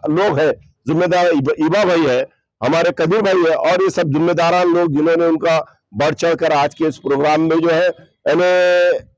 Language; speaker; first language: Urdu; native; Urdu